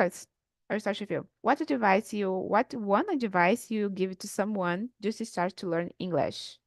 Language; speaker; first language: English; non-native, learner; Portuguese